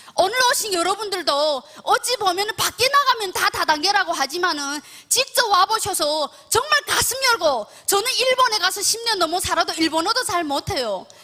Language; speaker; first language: Korean; native; Korean